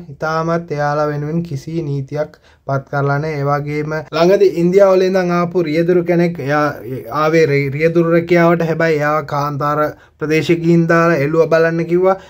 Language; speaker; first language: Sinhala; native; Sinhala